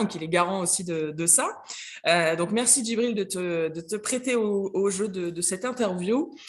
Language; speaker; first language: French; native; French